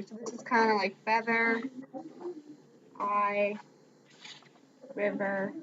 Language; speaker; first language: English; native; English